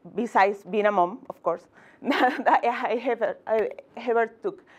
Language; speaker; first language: English; non-native, fluent; Spanish